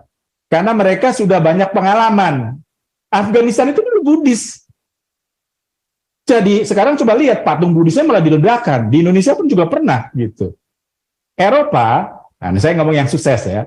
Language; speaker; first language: Indonesian; native; Indonesian